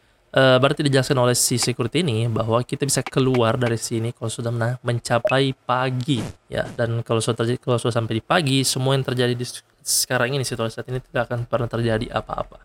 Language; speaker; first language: Indonesian; native; Indonesian